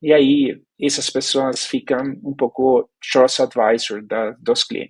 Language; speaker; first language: Portuguese; non-native, fluent; Spanish